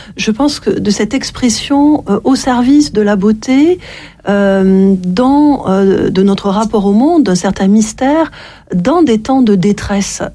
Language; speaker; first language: French; native; French